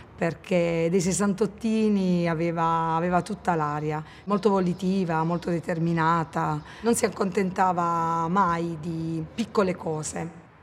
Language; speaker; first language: Italian; native; Italian